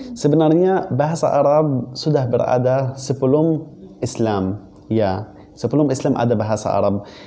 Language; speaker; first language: Indonesian; non-native, fluent; Arabic